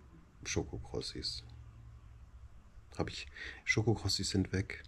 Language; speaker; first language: German; native; German